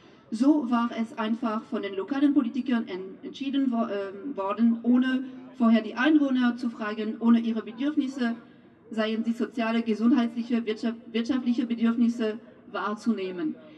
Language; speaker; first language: German; non-native, fluent; French